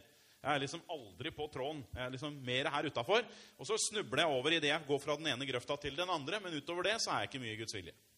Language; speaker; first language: Norwegian; native; Norwegian